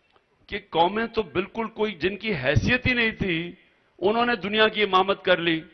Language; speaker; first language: Urdu; native; Urdu